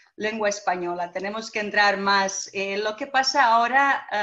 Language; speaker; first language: Spanish; non-native, fluent; Bosnian